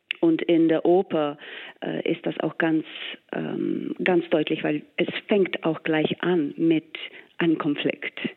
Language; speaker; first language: German; non-native, fluent; English